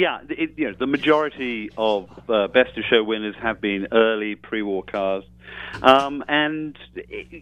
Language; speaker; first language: English; native; English